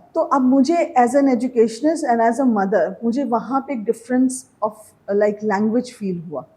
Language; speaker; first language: Urdu; native; Urdu